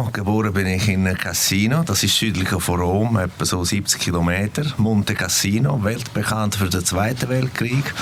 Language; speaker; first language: German; non-native, fluent; Italian